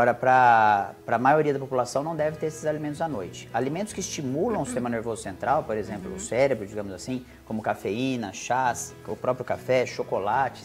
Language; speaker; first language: Portuguese; native; Portuguese